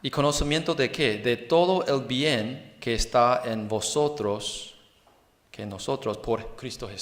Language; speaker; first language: Spanish; non-native, fluent; Chinese